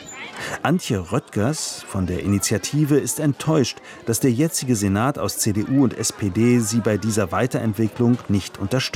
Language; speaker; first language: German; native; German